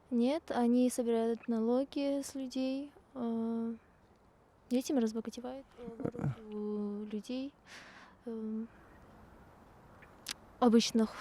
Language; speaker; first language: Russian; non-native, local second language; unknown